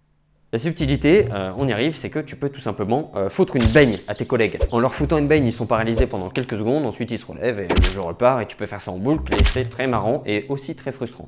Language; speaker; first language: French; native; French